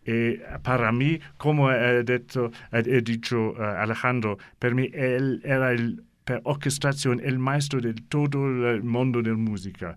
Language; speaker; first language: Spanish; non-native, learner; English